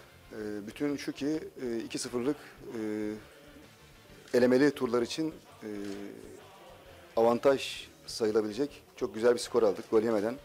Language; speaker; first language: Turkish; native; Turkish